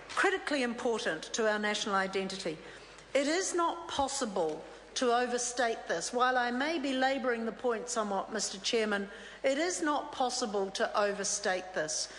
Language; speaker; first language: English; native; English